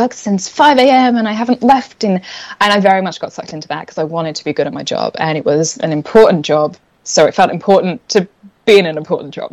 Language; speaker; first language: English; native; English